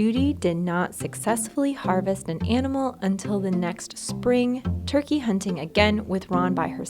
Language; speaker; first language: English; native; English